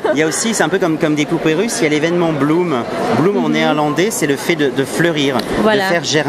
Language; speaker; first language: French; native; French